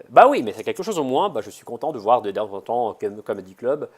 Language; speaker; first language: French; non-native, fluent; Russian